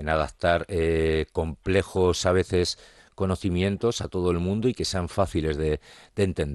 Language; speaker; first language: Spanish; native; Spanish